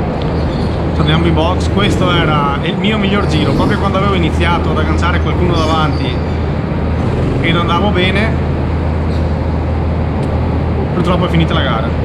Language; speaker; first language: Italian; native; Italian